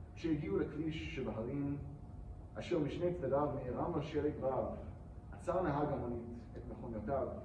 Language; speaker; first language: Hebrew; non-native, learner; English